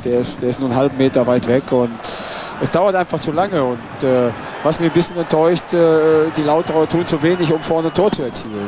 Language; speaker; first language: German; native; German